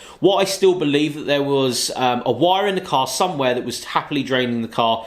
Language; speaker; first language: English; native; English